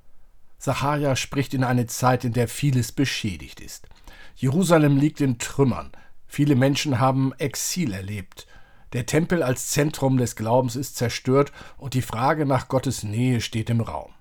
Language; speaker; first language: German; native; German